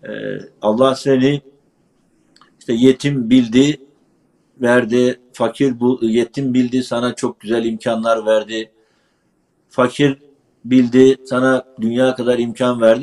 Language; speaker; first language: Turkish; native; Turkish